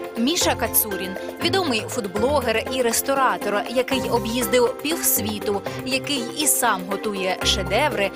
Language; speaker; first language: Ukrainian; native; Ukrainian